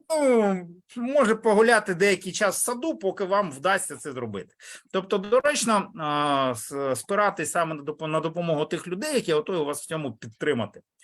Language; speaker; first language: Ukrainian; non-native, local second language; Russian